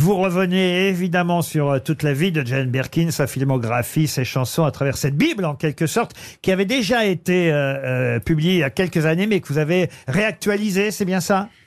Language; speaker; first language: French; native; French